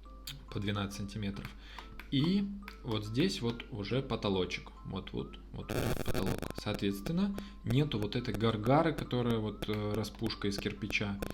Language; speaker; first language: Russian; native; Russian